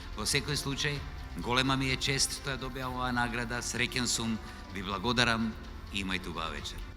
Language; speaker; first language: Macedonian; native; Macedonian